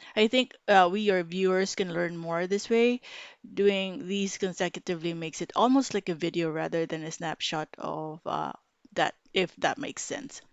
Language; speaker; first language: English; non-native, local second language; Filipino